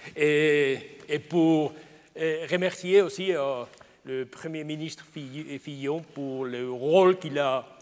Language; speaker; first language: French; non-native, fluent; Spanish